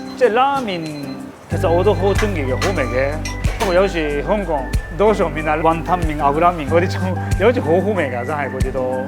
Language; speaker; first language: Cantonese; non-native, fluent; Japanese